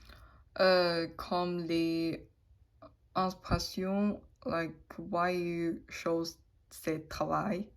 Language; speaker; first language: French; non-native, learner; Chinese